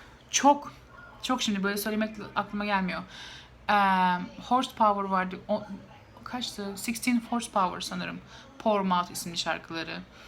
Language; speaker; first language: Turkish; native; Turkish